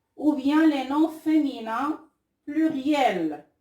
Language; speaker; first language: French; non-native, local second language; Arabic